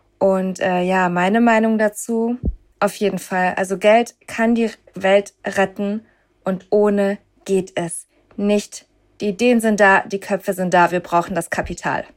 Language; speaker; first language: German; native; German